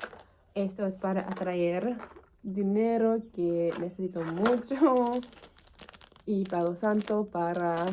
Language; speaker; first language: Spanish; non-native, learner; English